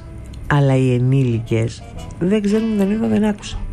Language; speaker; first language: Greek; native; Greek